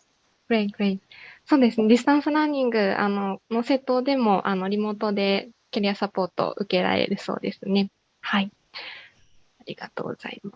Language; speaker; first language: Japanese; native; Japanese